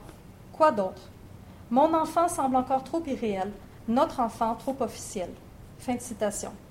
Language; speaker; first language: French; native; French